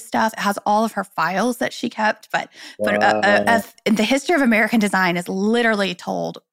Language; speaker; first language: English; native; English